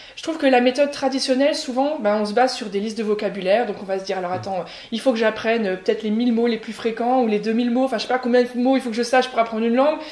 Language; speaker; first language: French; native; French